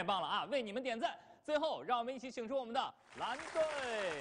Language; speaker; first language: Chinese; native; Chinese